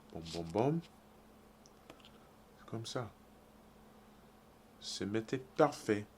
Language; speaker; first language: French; non-native, learner; English